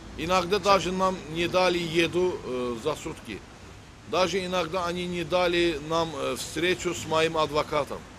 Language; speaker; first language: Russian; non-native, local second language; Azerbaijani